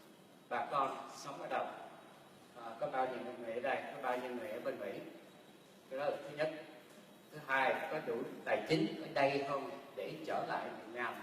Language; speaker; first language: Vietnamese; early bilingual, heritage; Vietnamese